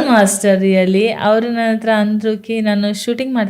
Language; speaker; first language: Kannada; non-native, local second language; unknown